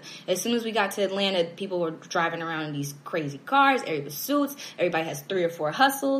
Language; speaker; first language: English; native; English